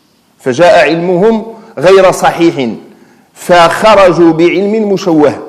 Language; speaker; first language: Arabic; native; Arabic